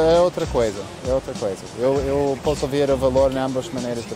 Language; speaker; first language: Portuguese; non-native, fluent; English